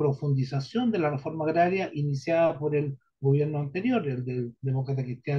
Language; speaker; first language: Spanish; native; Spanish